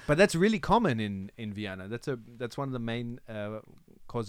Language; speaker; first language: English; native; English